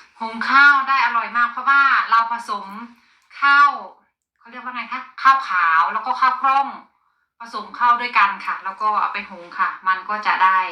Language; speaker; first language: Thai; native; Thai